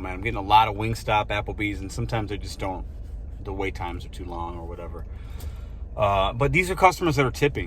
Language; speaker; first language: English; native; English